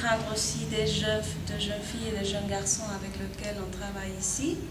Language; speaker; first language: French; non-native, fluent; Spanish